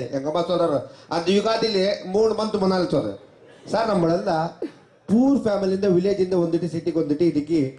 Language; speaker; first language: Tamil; non-native, learner; Kannada